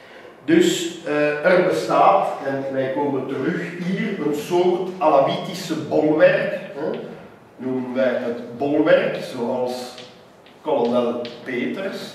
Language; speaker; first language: Dutch; non-native, local second language; French